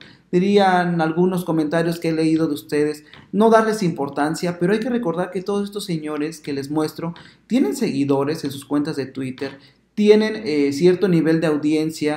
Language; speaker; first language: Spanish; native; Spanish